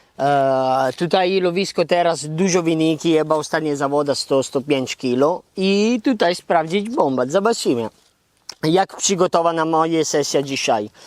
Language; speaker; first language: Polish; non-native, learner; Italian